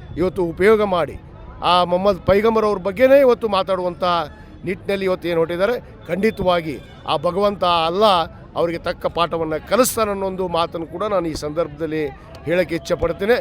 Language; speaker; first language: Kannada; native; Kannada